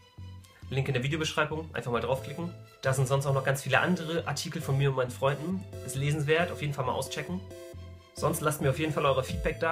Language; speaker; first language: German; native; German